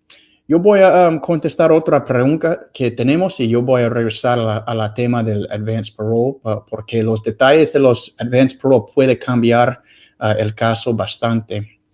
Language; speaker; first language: Spanish; non-native, fluent; English